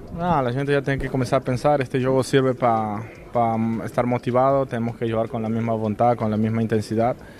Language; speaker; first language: Portuguese; non-native, fluent; Spanish